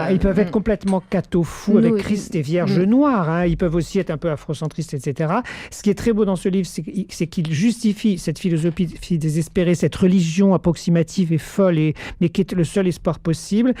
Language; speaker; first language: French; native; French